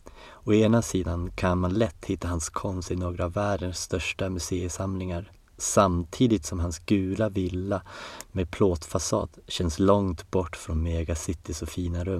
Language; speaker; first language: Swedish; native; Swedish